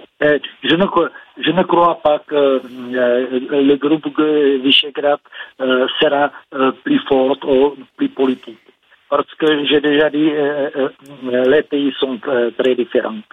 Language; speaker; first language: French; non-native, fluent; Czech